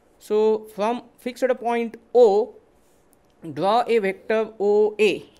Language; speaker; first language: English; non-native, local second language; Marathi